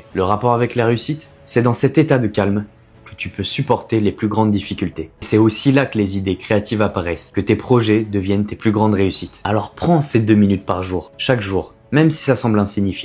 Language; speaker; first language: French; native; French